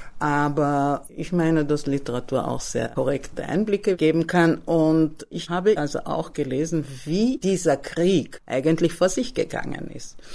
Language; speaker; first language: German; native; German